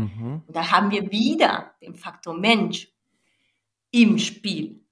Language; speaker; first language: German; non-native, fluent; Spanish